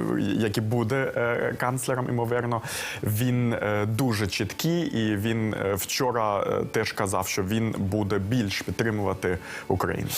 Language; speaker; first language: Ukrainian; early bilingual, heritage; Ukrainian